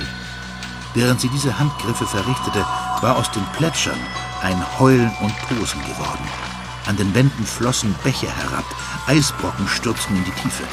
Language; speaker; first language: German; native; German